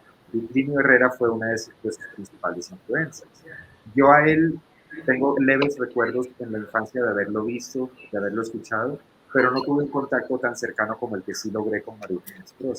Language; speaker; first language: Spanish; native; Spanish